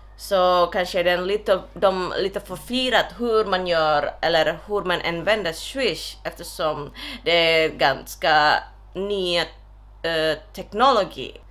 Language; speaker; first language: Swedish; non-native, learner; Indonesian